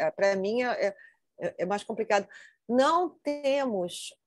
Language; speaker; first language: Portuguese; native; Portuguese